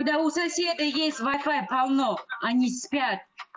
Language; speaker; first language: Russian; non-native, learner; Uzbek